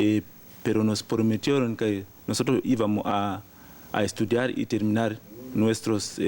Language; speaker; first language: Spanish; non-native, learner; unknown